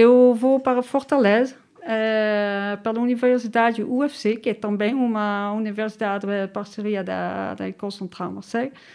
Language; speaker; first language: Portuguese; non-native, learner; Dutch